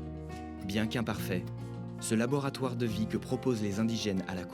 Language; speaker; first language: French; native; French